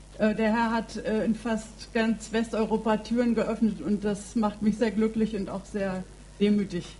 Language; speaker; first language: German; native; German